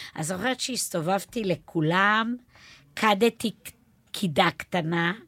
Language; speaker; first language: Hebrew; native; Hebrew